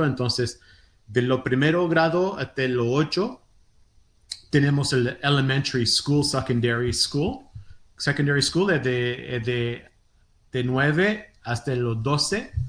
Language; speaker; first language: Spanish; non-native, fluent; Portuguese